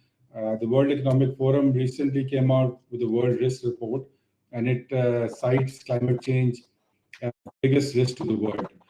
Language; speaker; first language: English; non-native, local second language; Urdu